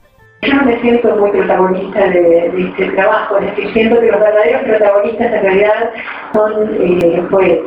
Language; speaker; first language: Spanish; native; Spanish